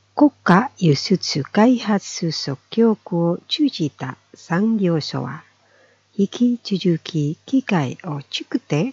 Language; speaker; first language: Japanese; non-native, fluent; Indonesian